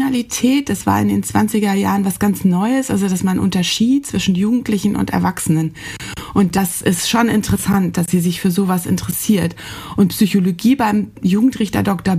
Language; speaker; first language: German; native; German